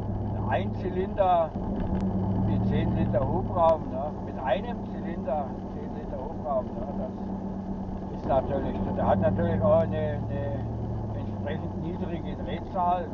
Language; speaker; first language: German; native; German